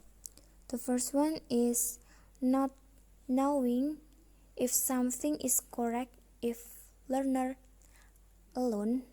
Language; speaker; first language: English; non-native, learner; Indonesian